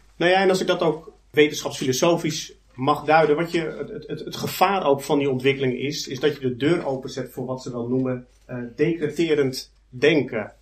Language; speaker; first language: Dutch; native; Dutch